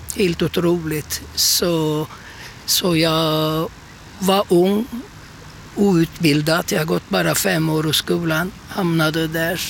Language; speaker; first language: Swedish; non-native, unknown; Turkish